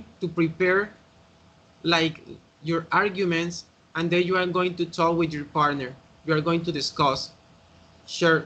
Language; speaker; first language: English; non-native, learner; Spanish